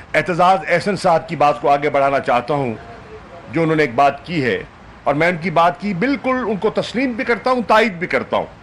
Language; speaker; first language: Urdu; non-native, local second language; Saraiki